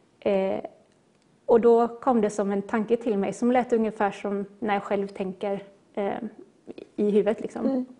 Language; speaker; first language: Swedish; native; Swedish